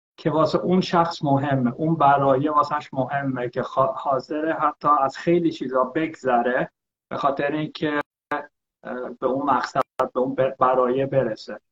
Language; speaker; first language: Persian; early bilingual, heritage; Persian